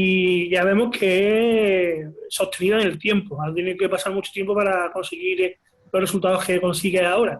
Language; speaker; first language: Spanish; native; Spanish